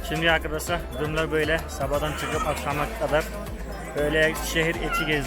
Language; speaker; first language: Turkish; non-native, fluent; Hindi